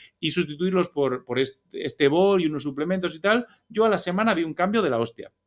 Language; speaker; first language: Spanish; native; Spanish